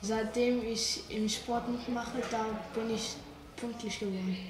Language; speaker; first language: German; non-native, learner; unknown